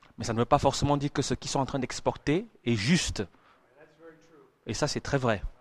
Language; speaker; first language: French; non-native, fluent; English